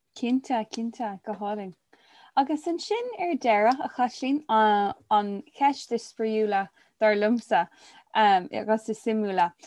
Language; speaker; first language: Irish; non-native, local second language; English